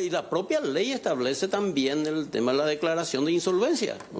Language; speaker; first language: Spanish; native; Spanish